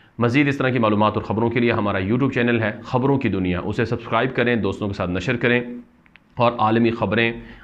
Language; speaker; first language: Urdu; native; Urdu